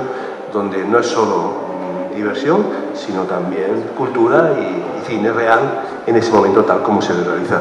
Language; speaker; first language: Spanish; native; Spanish